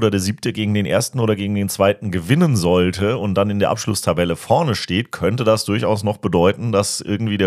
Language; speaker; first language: German; native; German